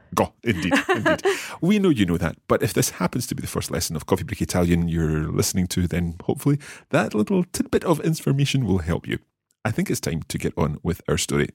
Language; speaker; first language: English; native; English